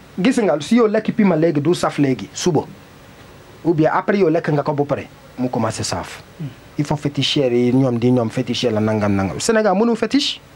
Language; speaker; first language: Wolof; non-native, learner; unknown